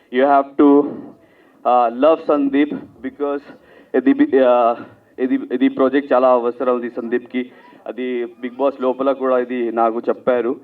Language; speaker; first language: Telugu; non-native, learner; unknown